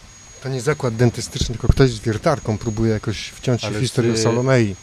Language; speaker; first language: Polish; native; Polish